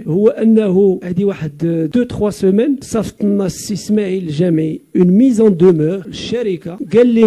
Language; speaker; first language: Arabic; native; Arabic